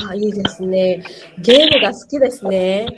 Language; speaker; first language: Japanese; non-native, fluent; Indonesian